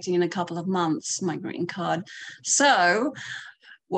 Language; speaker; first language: English; native; English